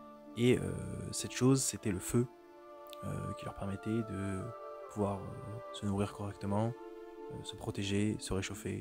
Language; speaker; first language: French; native; French